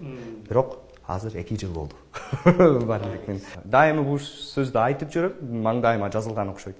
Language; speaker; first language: Kyrgyz; non-native, fluent; English